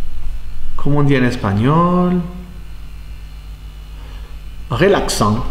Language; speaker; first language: French; non-native, fluent; Spanish